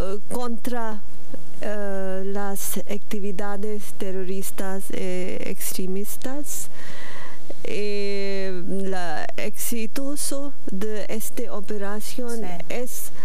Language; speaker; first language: Spanish; non-native, learner; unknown